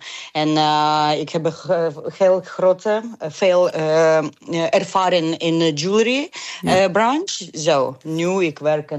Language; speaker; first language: Dutch; non-native, learner; Ukrainian